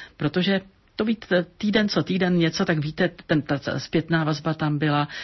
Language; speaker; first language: Czech; native; Czech